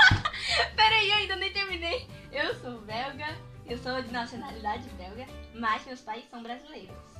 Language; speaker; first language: Portuguese; early bilingual, heritage; Portuguese